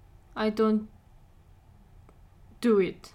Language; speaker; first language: English; non-native, learner; Korean